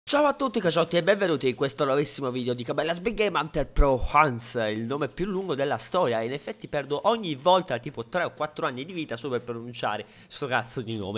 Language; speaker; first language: Italian; native; Italian